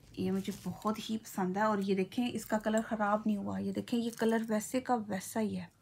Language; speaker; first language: Urdu; native; Urdu